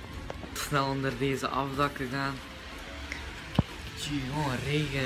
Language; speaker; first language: Dutch; early bilingual, heritage; Turkish